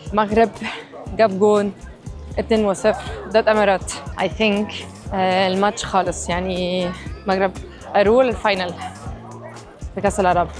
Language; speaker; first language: Egyptian Arabic; non-native, fluent; English